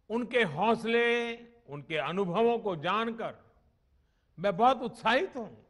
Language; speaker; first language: Hindi; non-native, local second language; Gujarati